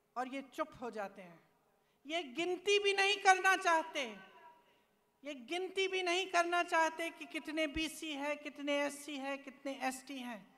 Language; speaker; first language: Hindi; native; Hindi